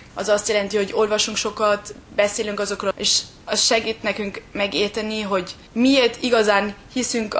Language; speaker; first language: Hungarian; early bilingual, heritage; German